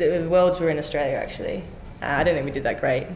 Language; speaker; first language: English; native; English